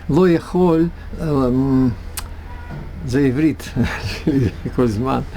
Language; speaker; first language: Hebrew; non-native, learner; Russian